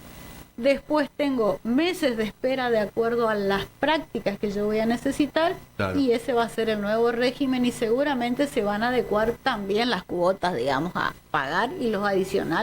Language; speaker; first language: Spanish; native; Spanish